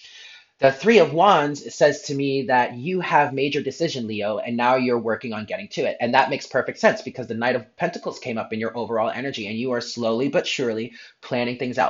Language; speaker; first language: English; native; English